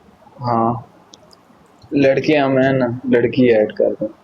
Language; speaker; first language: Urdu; non-native, local second language; Pashto